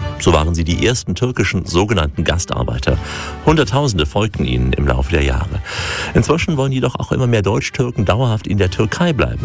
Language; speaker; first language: German; native; German